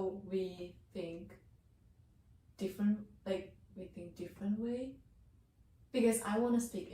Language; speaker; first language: English; non-native, learner; Japanese